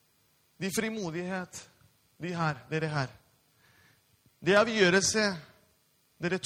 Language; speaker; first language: Norwegian; non-native, fluent; Spanish